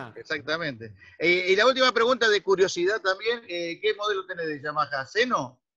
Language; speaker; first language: Spanish; native; Spanish